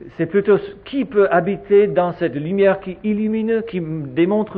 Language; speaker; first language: French; native; French